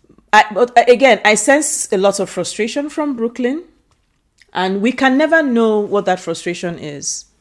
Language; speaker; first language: English; non-native, local second language; Igbo